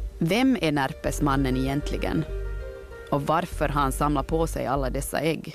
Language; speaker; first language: Swedish; native; Swedish